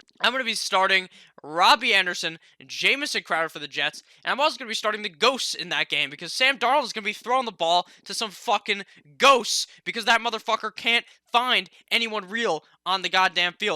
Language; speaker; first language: English; native; English